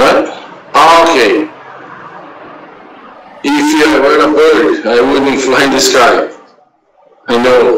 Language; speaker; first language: English; non-native, learner; Portuguese